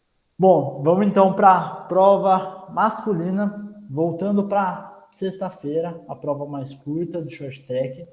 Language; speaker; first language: Portuguese; native; Portuguese